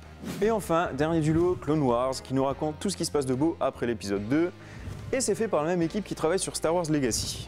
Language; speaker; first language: French; native; French